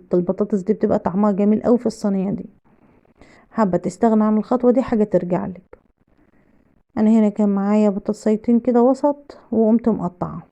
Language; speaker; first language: Arabic; native; Arabic